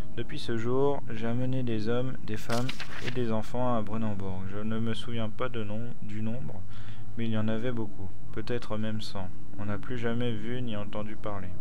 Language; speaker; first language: French; native; French